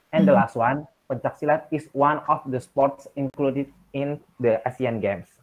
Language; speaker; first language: English; non-native, learner; Indonesian